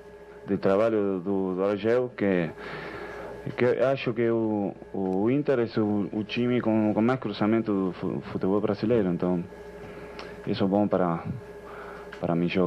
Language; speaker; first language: Portuguese; non-native, fluent; Spanish